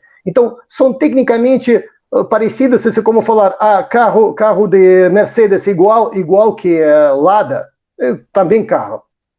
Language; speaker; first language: Portuguese; non-native, fluent; Russian